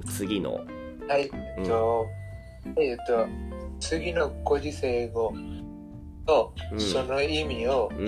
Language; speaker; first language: Japanese; non-native, learner; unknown